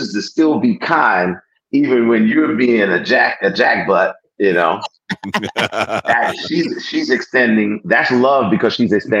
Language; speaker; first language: English; native; English